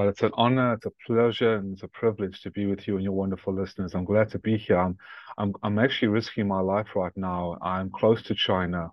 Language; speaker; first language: English; native; English